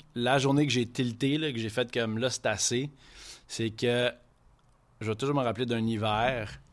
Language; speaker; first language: French; native; French